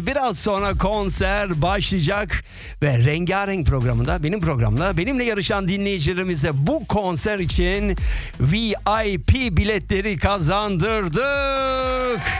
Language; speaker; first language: Turkish; early bilingual, heritage; Turkish